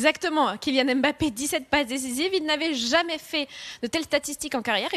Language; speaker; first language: French; native; French